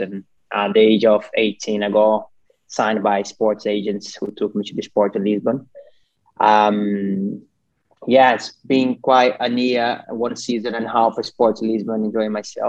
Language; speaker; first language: English; non-native, fluent; Portuguese